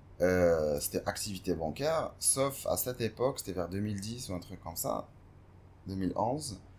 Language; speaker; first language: French; non-native, local second language; Arabic